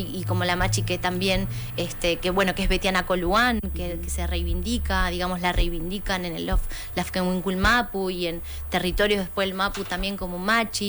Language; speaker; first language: Spanish; native; Spanish